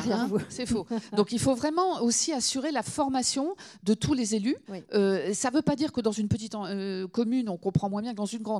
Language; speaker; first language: French; native; French